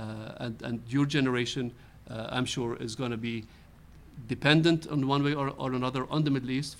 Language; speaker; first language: English; non-native, fluent; Arabic